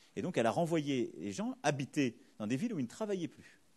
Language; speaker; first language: French; native; French